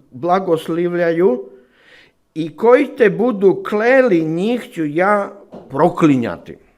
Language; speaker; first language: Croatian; non-native, fluent; Slovak